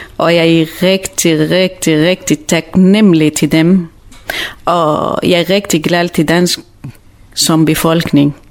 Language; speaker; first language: Danish; non-native, learner; Kurdish